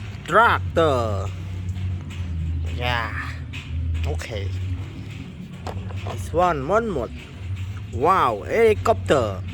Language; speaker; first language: English; non-native, learner; Indonesian